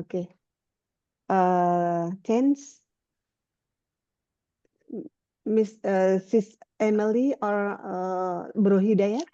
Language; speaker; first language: English; non-native, learner; Indonesian